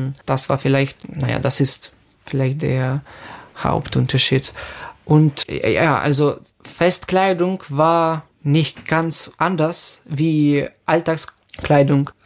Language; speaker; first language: German; non-native, fluent; Ukrainian